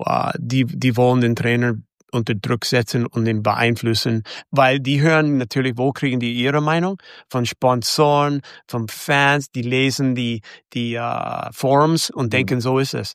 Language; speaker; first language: German; non-native, fluent; English